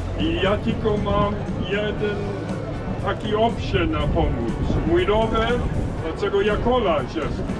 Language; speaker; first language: Polish; non-native, learner; English